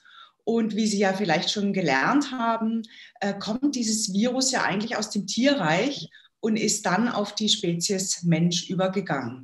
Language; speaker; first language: German; native; German